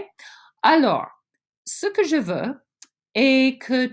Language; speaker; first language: French; non-native, fluent; English